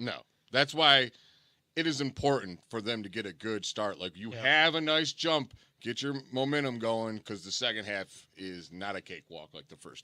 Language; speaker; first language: English; native; English